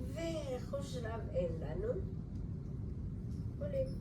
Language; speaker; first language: Hebrew; early bilingual, other home language; Bulgarian